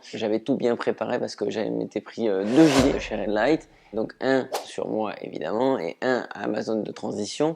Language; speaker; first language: French; native; French